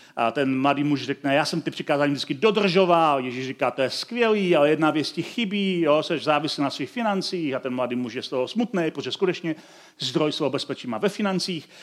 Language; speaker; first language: Czech; native; Czech